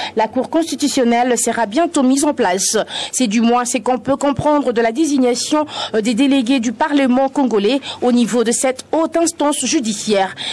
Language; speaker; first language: French; non-native, local second language; Lingala